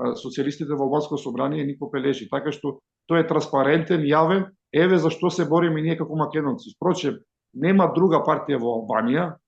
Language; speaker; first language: Macedonian; native; Macedonian